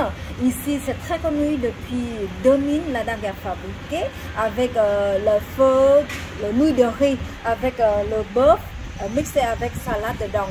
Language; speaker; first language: French; non-native, learner; Vietnamese